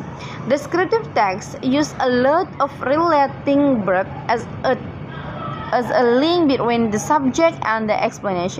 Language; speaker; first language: English; non-native, fluent; Indonesian